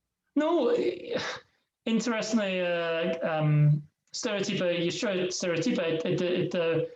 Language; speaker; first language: Russian; non-native, learner; English